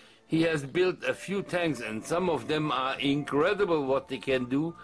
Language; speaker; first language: English; non-native, fluent; German